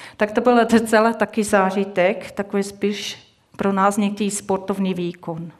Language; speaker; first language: Czech; non-native, fluent; Swiss German